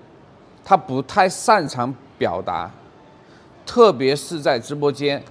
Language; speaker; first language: Chinese; native; Chinese